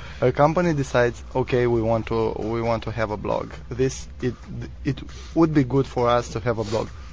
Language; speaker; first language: English; non-native, fluent; Romanian